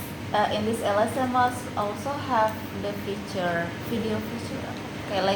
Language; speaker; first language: English; non-native, learner; Indonesian